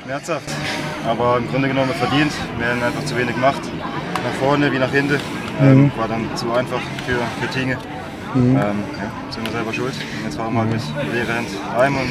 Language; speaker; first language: German; native; German